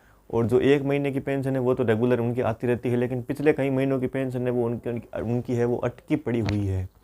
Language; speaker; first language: Hindi; non-native, local second language; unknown